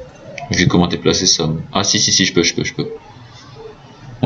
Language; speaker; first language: French; native; French